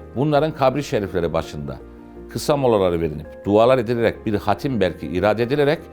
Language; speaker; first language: Turkish; native; Turkish